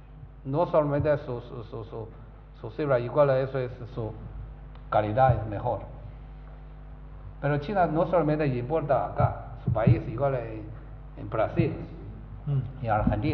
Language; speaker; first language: Spanish; non-native, learner; Chinese